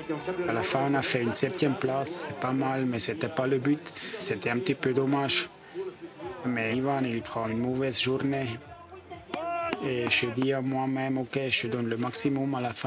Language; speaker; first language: French; non-native, local second language; German